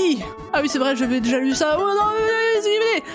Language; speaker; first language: French; native; French